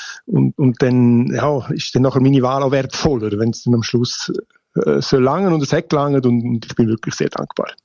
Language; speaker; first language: German; native; German